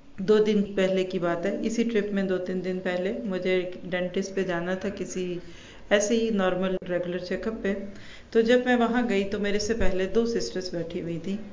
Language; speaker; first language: Urdu; native; Urdu